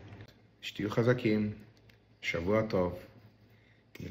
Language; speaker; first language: Hebrew; non-native, local second language; Yiddish